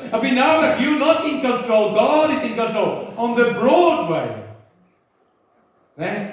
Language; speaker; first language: English; non-native, local second language; Afrikaans